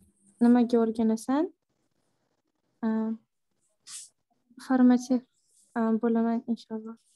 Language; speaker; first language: Arabic; non-native, learner; Uzbek